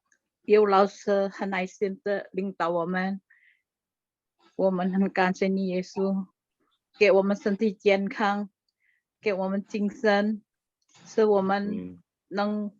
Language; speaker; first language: Chinese; non-native, learner; Indonesian